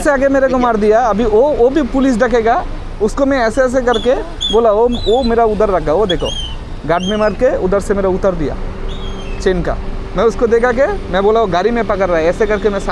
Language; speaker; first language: Hindi; non-native, learner; Bangla